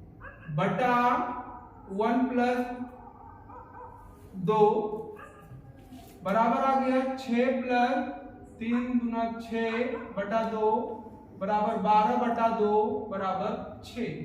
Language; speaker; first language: Hindi; native; Hindi